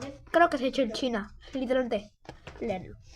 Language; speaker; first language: Spanish; native; Spanish